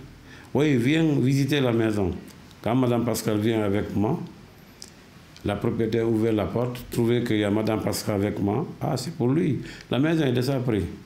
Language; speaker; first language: French; non-native, learner; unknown